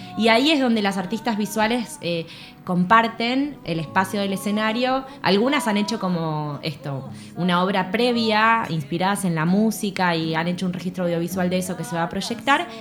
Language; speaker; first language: Spanish; native; Spanish